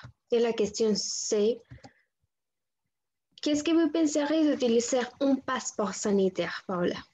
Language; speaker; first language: French; non-native, learner; Spanish